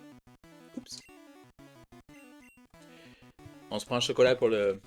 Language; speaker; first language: French; native; French